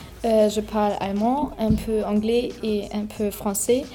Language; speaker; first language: French; non-native, learner; German